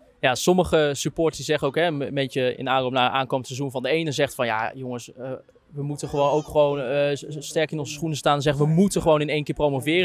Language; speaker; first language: Dutch; native; Dutch